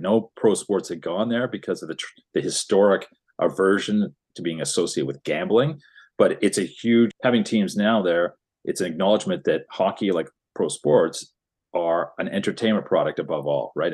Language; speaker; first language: English; native; English